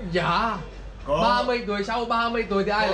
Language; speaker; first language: Vietnamese; native; Vietnamese